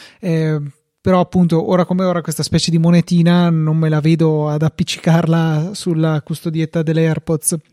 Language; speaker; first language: Italian; native; Italian